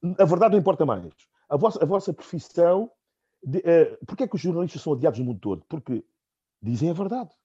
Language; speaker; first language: Portuguese; non-native, local second language; Upper Guinea Crioulo